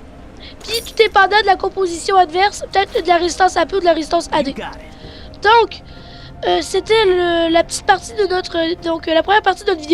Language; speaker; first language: French; native; French